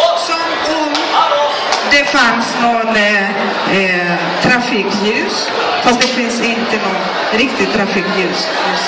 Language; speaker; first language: Swedish; non-native, fluent; Greek